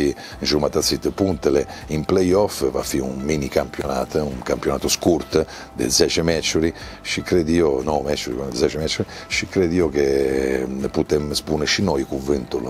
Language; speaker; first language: Romanian; non-native, learner; Italian